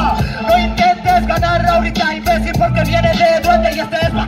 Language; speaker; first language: Spanish; native; Spanish